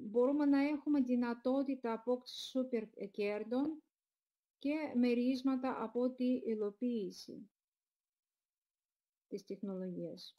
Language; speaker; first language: Greek; non-native, fluent; Russian